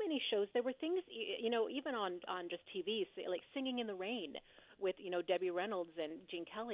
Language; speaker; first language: English; native; English